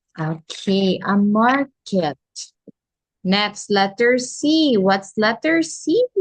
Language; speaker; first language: English; non-native, local second language; Filipino